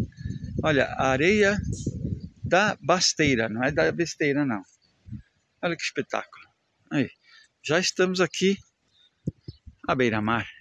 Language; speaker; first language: Portuguese; native; Portuguese